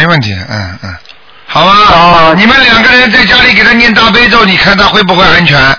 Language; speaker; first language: Chinese; native; Chinese